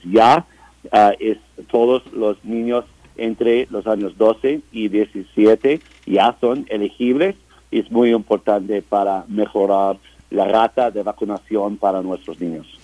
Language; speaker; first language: Spanish; non-native, learner; English